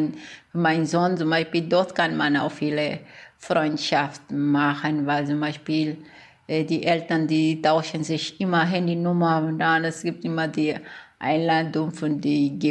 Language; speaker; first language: German; non-native, learner; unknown